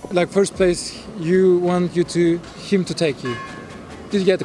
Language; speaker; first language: English; non-native, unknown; Turkish